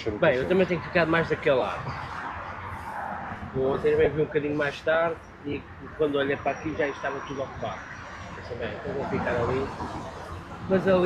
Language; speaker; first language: Portuguese; native; Portuguese